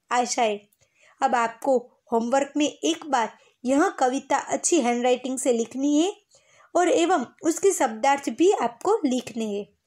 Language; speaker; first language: Hindi; non-native, local second language; Gujarati